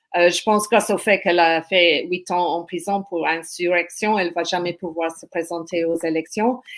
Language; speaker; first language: French; non-native, fluent; English